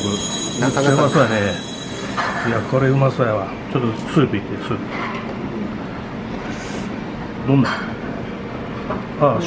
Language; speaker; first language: Japanese; native; Japanese